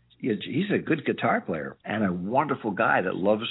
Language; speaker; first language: English; native; English